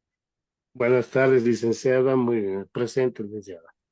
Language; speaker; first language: Spanish; native; Spanish